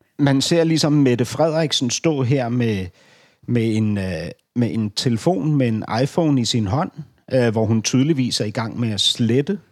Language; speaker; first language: Danish; native; Danish